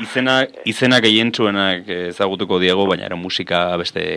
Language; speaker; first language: Basque; native; Basque